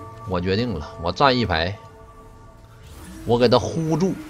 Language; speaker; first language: Chinese; native; Chinese